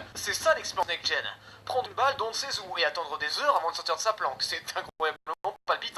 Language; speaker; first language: French; native; French